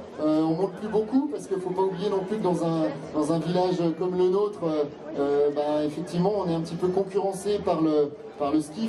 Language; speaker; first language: French; native; French